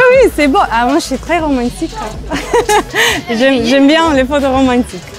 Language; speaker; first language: French; non-native, learner; Russian